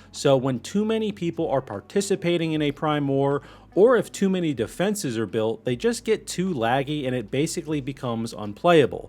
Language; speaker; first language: English; native; English